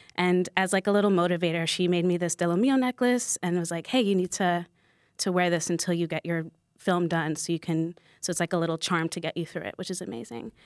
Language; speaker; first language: English; native; English